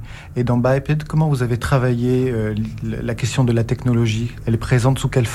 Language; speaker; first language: French; native; French